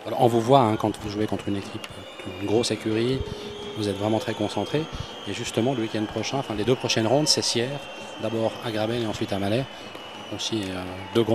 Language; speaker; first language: French; native; French